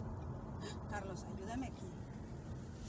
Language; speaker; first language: Spanish; early bilingual, heritage; Spanish